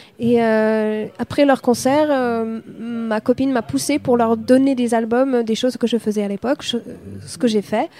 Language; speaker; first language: French; non-native, fluent; Swedish